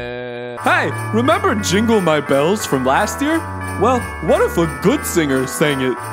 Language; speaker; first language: English; native; English